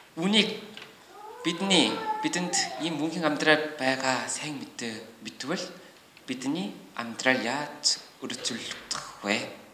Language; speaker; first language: Mongolian; non-native, learner; Korean